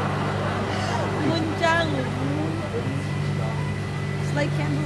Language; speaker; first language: English; non-native, learner; Indonesian